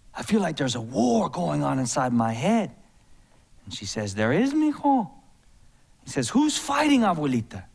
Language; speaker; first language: English; native; English